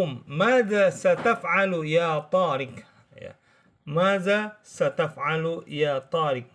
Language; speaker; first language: Arabic; non-native, fluent; Indonesian